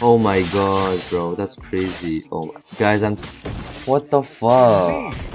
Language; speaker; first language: English; non-native, fluent; French